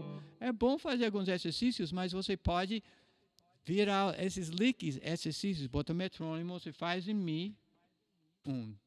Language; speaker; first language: Portuguese; non-native, fluent; English